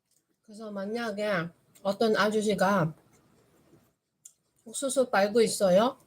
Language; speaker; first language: Korean; non-native, fluent; Filipino